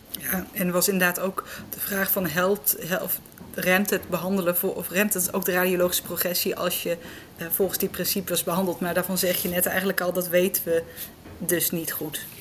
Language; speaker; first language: Dutch; native; Dutch